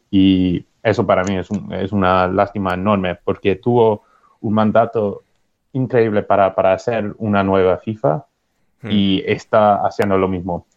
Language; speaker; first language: Spanish; non-native, fluent; English